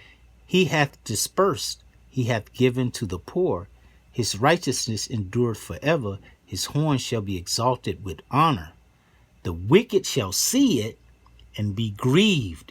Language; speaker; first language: English; native; English